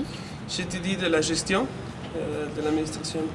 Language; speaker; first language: French; non-native, fluent; Spanish